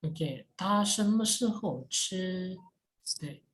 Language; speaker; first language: Chinese; non-native, fluent; Indonesian